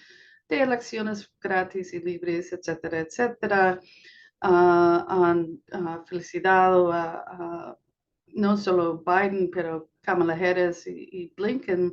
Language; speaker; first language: Spanish; non-native, fluent; English